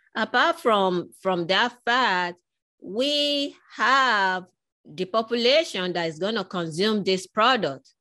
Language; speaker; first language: English; non-native, local second language; Yoruba